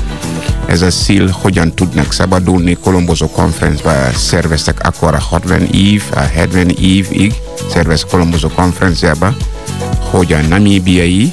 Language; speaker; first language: Hungarian; non-native, fluent; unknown